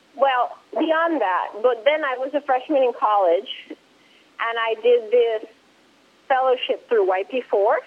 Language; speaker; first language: English; early bilingual, other home language; Spanish